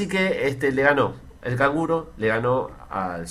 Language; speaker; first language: Spanish; native; Spanish